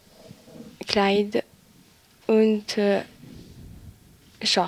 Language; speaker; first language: German; non-native, local second language; French